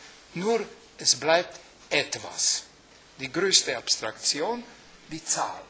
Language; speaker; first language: German; non-native, fluent; Hungarian